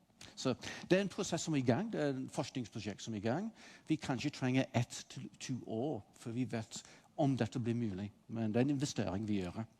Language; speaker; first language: Norwegian; non-native, fluent; English